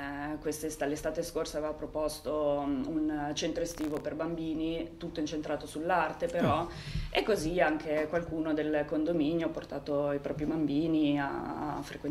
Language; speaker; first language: Italian; native; Italian